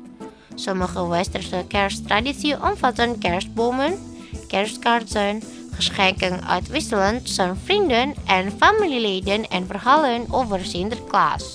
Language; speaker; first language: Dutch; non-native, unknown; Indonesian